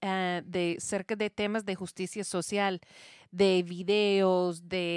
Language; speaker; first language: Spanish; non-native, learner; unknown